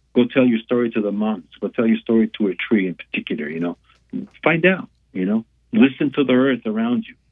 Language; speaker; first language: English; non-native, fluent; Spanish